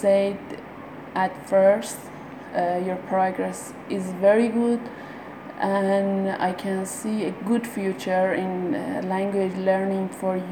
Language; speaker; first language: English; non-native, learner; Persian